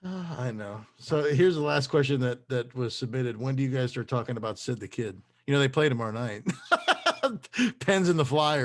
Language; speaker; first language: English; native; English